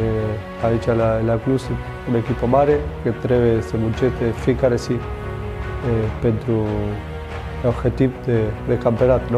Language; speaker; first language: Romanian; non-native, learner; Spanish